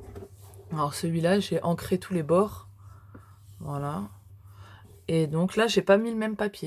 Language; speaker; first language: French; native; French